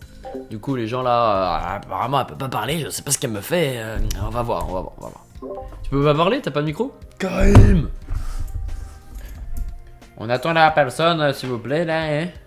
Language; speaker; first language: French; native; French